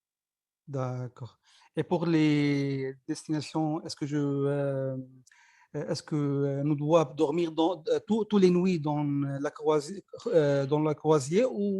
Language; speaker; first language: French; non-native, learner; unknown